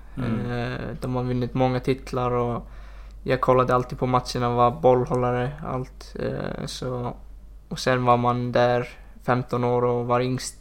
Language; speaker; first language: Swedish; non-native, fluent; Icelandic